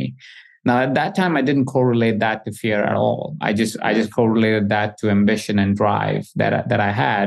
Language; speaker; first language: English; non-native, local second language; Hindi